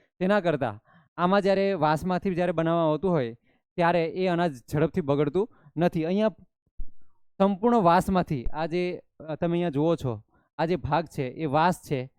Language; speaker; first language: Gujarati; non-native, local second language; Rathawi